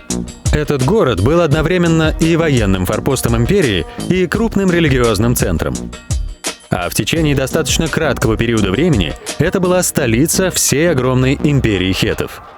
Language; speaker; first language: Russian; native; Russian